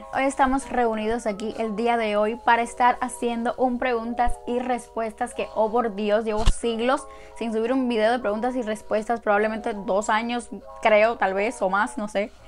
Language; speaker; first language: Spanish; native; Spanish